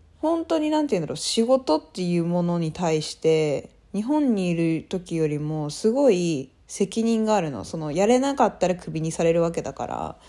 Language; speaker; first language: Japanese; native; Japanese